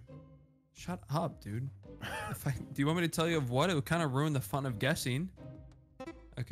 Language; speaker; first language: English; native; English